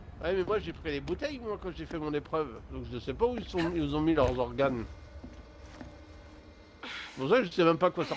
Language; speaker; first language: French; native; French